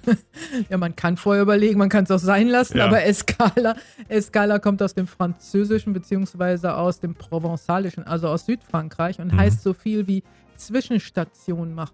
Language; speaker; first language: German; native; German